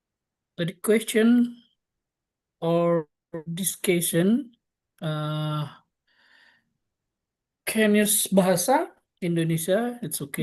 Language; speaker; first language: English; non-native, local second language; Indonesian